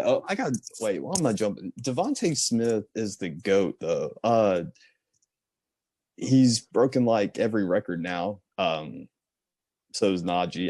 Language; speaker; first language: English; native; English